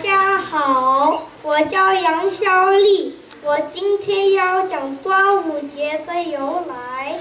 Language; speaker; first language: Chinese; early bilingual, heritage; Chinese